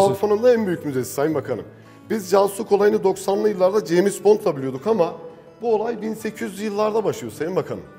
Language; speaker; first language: Turkish; native; Turkish